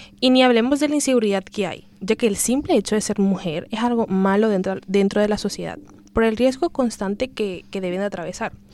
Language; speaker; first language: Spanish; native; Spanish